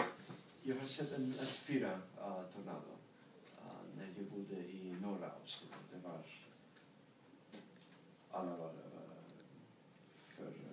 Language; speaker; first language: Swedish; non-native, learner; English